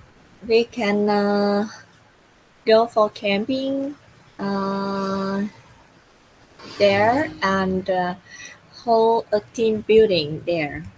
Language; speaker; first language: English; non-native, learner; Vietnamese